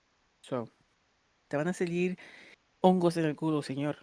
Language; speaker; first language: Spanish; early bilingual, heritage; English